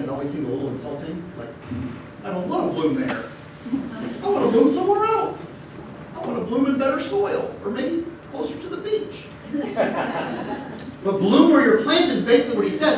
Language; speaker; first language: English; native; English